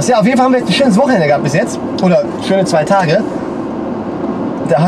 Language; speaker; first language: German; native; German